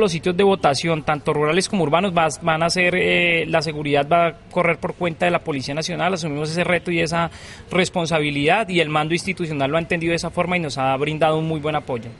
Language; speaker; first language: Spanish; native; Spanish